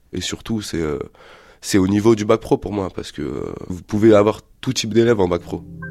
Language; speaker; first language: French; native; French